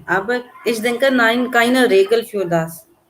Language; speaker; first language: German; non-native, learner; Hindi